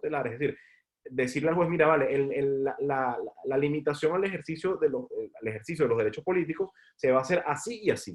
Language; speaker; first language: Spanish; native; Spanish